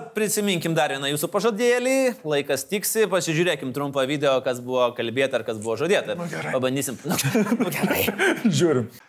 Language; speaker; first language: Lithuanian; native; Lithuanian